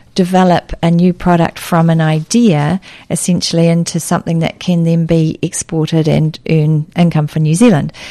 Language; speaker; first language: English; native; English